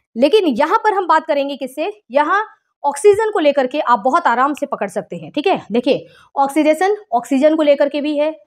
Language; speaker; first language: Hindi; native; Hindi